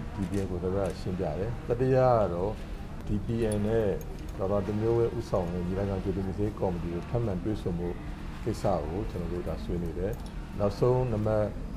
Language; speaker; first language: Burmese; non-native, local second language; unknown